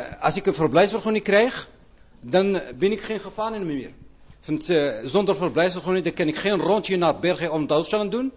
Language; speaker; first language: Dutch; non-native, fluent; Arabic